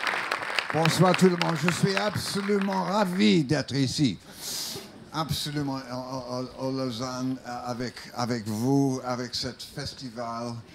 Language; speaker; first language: French; non-native, learner; English